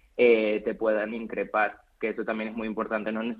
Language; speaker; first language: Spanish; native; Spanish